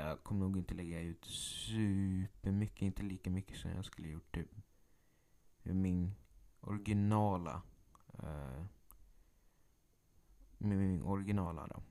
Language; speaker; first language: Swedish; early bilingual, other home language; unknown